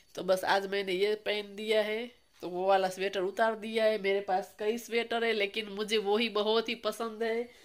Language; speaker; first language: Hindi; non-native, local second language; Gujarati